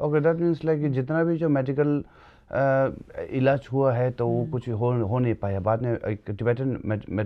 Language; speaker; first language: Hindi; non-native, local second language; Tibetan